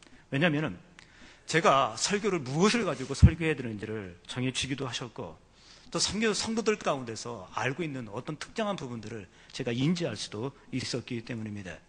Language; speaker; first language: Korean; native; Korean